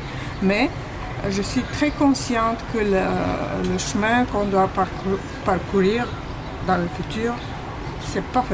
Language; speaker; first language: French; non-native, fluent; Bulgarian